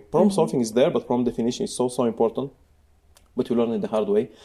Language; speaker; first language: English; non-native, fluent; Bulgarian